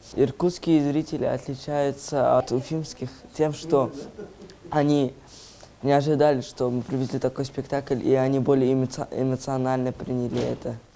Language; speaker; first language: Russian; non-native, local second language; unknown